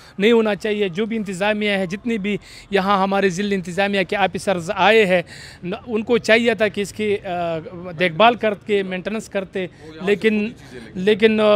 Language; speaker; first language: Urdu; non-native, local second language; Pashto